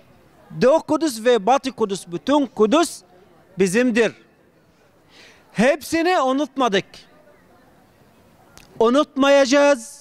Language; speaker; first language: Turkish; non-native, fluent; Arabic